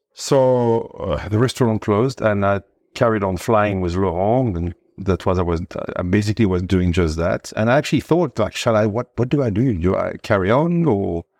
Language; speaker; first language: English; non-native, fluent; French